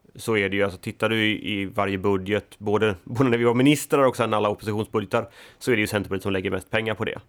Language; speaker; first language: Swedish; native; Swedish